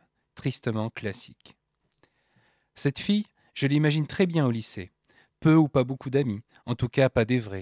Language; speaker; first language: French; native; French